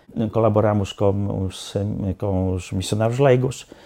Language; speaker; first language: Portuguese; non-native, fluent; Polish